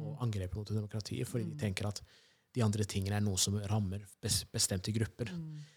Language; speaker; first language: Norwegian; early bilingual, other home language; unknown